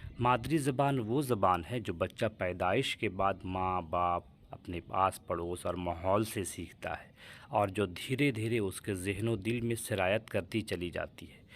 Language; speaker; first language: Urdu; native; Urdu